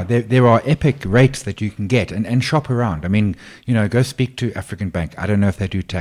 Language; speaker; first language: English; native; English